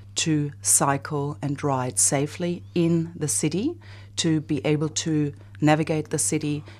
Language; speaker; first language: English; non-native, fluent; German